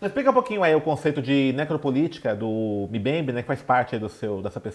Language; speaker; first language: Portuguese; native; Portuguese